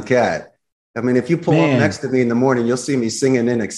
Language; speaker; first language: English; native; English